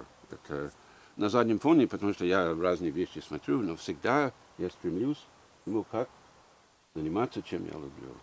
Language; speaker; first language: Russian; early bilingual, heritage; English